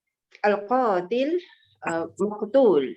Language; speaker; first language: Arabic; non-native, learner; Malay